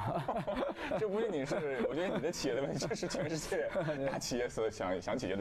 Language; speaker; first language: Chinese; native; Chinese